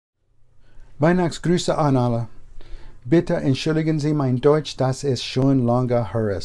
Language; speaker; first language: German; non-native, learner; English